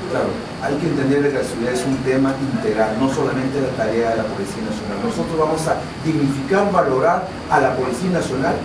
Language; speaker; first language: Spanish; non-native, local second language; Shipibo-Conibo